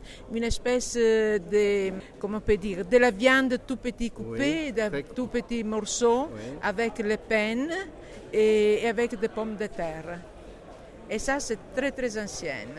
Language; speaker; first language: French; non-native, fluent; Italian